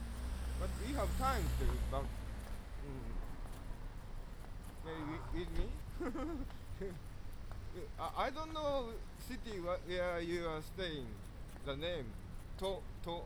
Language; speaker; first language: English; non-native, learner; Japanese